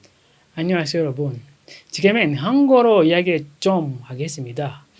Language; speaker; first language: Korean; non-native, fluent; Kinyarwanda